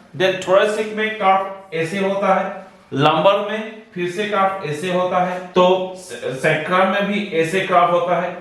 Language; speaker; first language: Hindi; non-native, local second language; Assamese